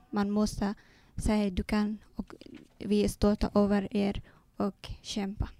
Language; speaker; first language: Swedish; non-native, learner; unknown